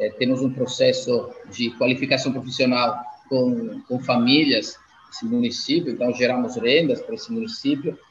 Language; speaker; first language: Portuguese; non-native, fluent; Italian